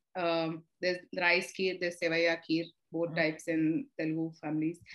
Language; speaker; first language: English; non-native, local second language; Telugu